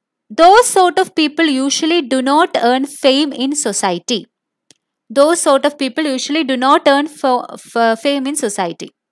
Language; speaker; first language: English; non-native, local second language; Malayalam